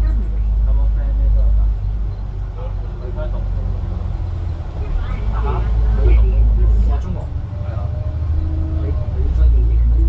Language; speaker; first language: Cantonese; native; Cantonese